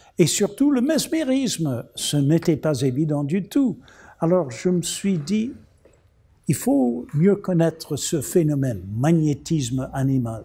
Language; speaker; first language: French; non-native, fluent; English